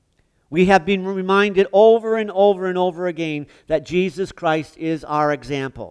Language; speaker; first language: English; native; English